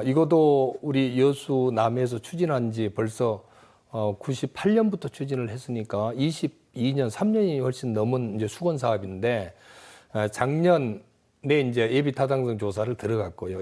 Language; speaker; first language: Korean; native; Korean